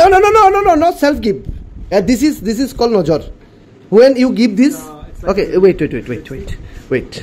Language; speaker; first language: English; non-native, local second language; Bangla